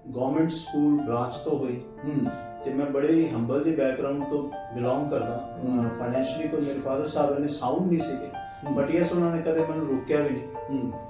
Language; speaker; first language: Punjabi; non-native, local second language; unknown